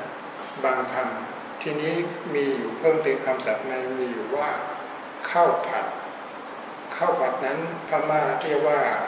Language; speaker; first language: Thai; non-native, fluent; Burmese